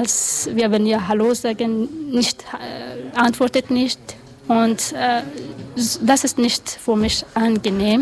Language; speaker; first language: German; non-native, learner; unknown